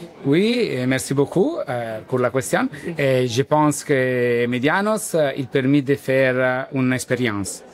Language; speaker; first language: French; non-native, learner; Italian